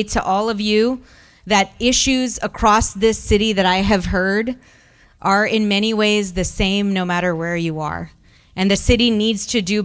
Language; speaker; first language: English; early bilingual, other home language; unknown